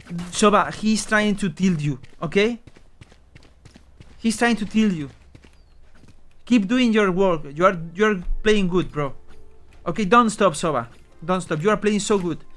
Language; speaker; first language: English; non-native, learner; Spanish